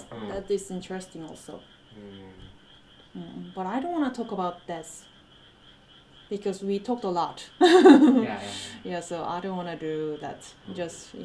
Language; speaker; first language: English; non-native, fluent; Korean